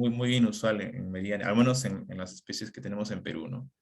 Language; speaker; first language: Spanish; native; Spanish